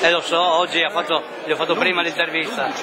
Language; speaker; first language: Italian; native; Italian